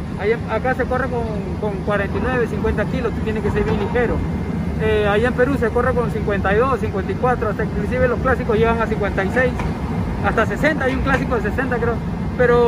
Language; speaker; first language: Spanish; native; Spanish